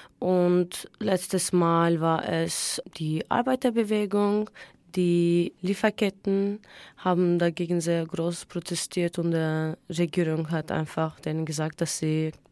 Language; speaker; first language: German; non-native, fluent; Turkish